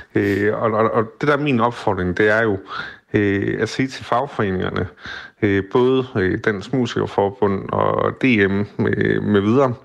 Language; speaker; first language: Danish; native; Danish